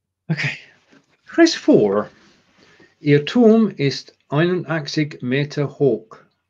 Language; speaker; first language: German; non-native, learner; English